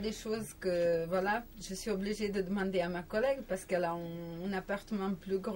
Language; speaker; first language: French; non-native, learner; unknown